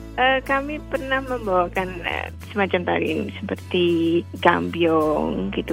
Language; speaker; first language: Indonesian; native; Indonesian